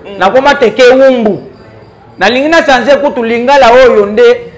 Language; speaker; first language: Lingala; non-native, local second language; Luba-Lulua